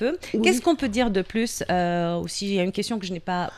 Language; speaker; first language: French; non-native, local second language; Arabic